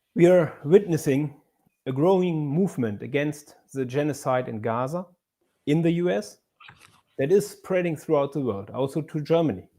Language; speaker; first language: English; non-native, fluent; German